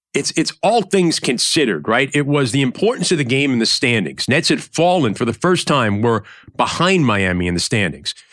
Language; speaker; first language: English; native; English